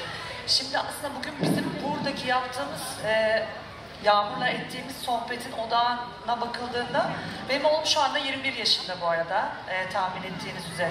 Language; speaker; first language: Turkish; native; Turkish